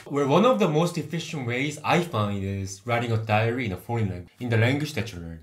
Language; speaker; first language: English; non-native, fluent; Korean